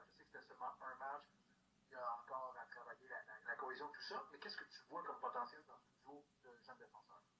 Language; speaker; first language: French; native; French